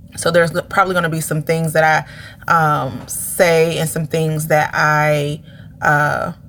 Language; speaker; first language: English; native; English